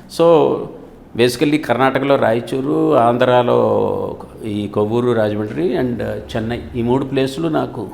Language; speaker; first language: Telugu; native; Telugu